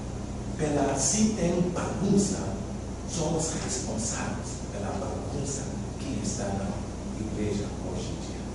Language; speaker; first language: Portuguese; non-native, fluent; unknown